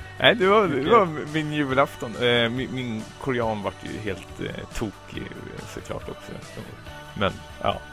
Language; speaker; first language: Swedish; native; Swedish